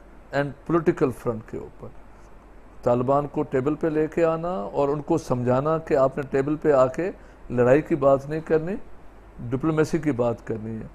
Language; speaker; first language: Urdu; non-native, local second language; Sindhi